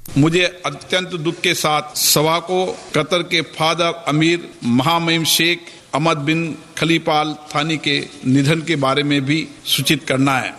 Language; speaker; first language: Hindi; native; Hindi